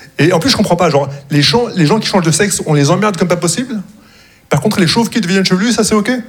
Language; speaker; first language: French; non-native, local second language; Arabic